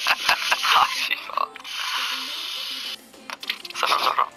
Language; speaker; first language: Norwegian; native; Norwegian